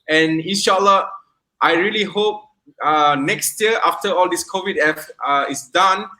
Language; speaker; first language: English; non-native, local second language; Malay